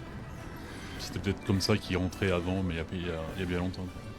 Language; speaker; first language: French; native; French